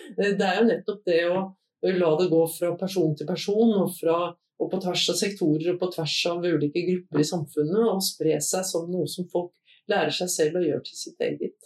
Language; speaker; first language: Norwegian; native; Norwegian